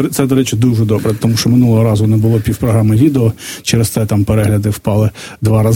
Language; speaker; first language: Ukrainian; native; Ukrainian